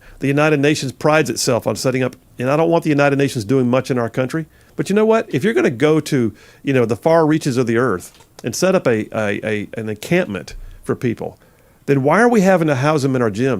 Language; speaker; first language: English; native; English